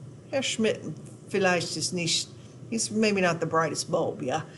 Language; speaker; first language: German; non-native, fluent; English